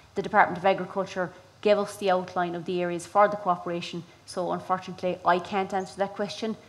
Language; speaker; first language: English; native; English